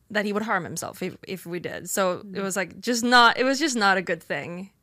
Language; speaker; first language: English; non-native, fluent; Swedish